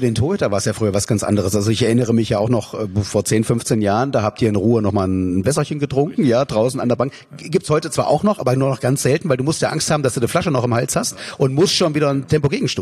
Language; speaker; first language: German; native; German